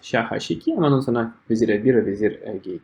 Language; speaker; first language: Turkish; non-native, fluent; Russian